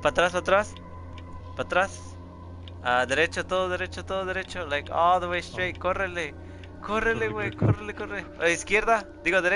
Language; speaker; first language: Spanish; early bilingual, other home language; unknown